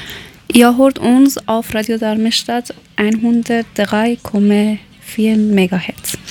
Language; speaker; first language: German; non-native, learner; Persian